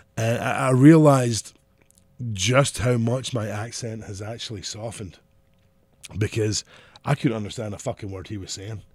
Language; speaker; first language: English; native; English